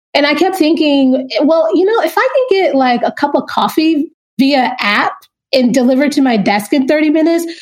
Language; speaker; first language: English; native; English